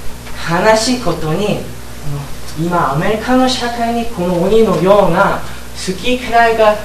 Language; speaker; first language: Japanese; non-native, learner; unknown